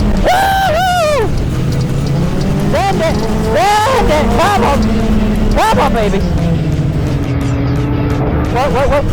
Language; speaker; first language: English; native; English